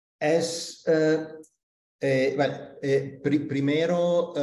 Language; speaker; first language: Spanish; non-native, fluent; Italian